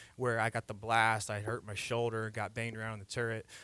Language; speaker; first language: English; native; English